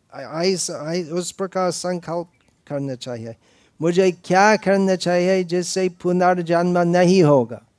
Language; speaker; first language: Hindi; non-native, fluent; English